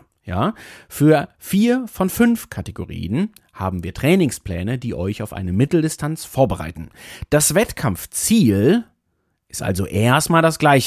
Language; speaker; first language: German; native; German